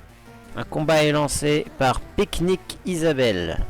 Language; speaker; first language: French; native; French